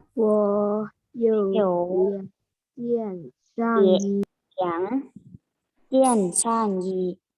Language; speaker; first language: Chinese; non-native, learner; Thai